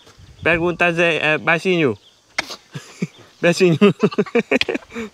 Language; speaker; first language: Portuguese; non-native, learner; Vietnamese